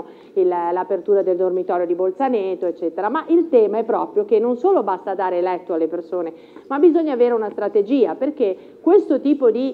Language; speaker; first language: Italian; native; Italian